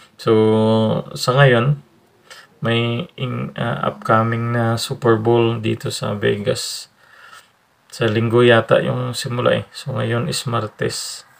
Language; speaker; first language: Filipino; native; Filipino